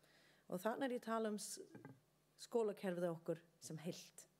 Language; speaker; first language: Icelandic; non-native, learner; English